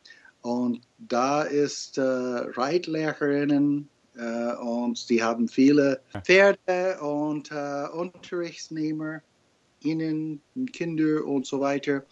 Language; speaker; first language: German; non-native, fluent; English